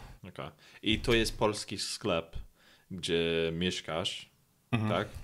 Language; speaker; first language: Polish; non-native, learner; English